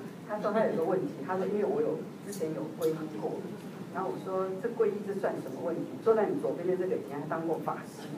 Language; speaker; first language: Chinese; native; Chinese